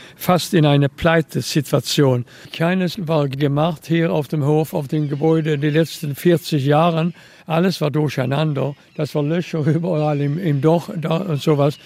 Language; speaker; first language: German; non-native, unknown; Swedish